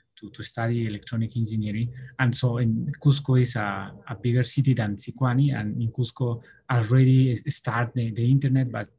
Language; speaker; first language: English; non-native, learner; Spanish